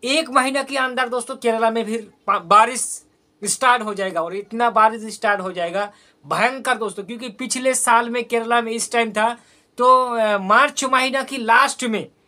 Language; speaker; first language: Hindi; non-native, local second language; Bangla